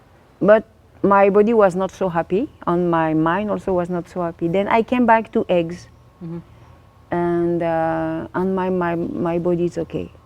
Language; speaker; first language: English; non-native, learner; French